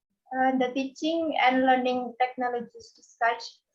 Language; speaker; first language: English; non-native, fluent; Indonesian